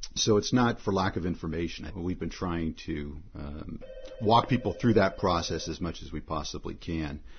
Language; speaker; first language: English; native; English